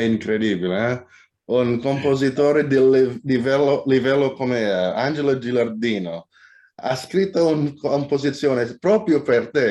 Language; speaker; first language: Italian; non-native, fluent; Indonesian